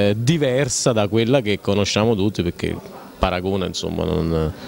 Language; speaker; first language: Italian; native; Italian